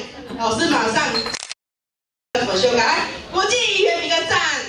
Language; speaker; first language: Chinese; native; Chinese